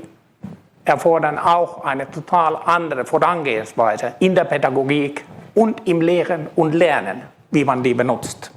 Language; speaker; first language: German; non-native, fluent; Finnish